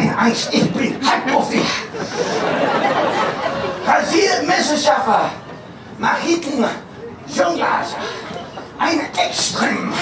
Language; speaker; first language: German; non-native, fluent; English